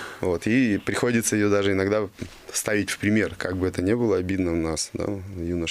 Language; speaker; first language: Russian; native; Russian